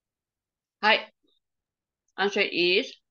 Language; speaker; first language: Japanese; non-native, fluent; Filipino